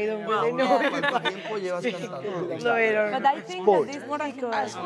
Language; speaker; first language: English; non-native, learner; Spanish